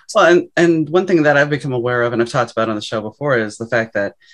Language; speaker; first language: English; native; English